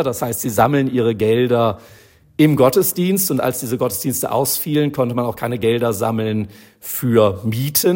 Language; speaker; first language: German; native; German